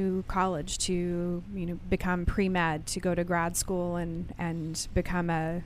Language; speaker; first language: English; native; English